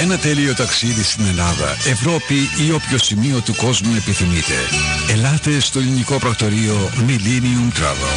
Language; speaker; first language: Greek; native; Greek